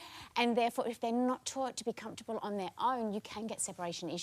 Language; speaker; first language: English; native; English